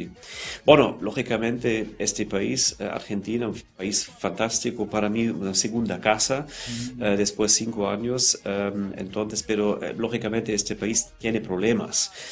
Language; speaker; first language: Spanish; non-native, fluent; German